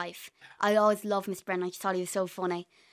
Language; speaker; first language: English; native; English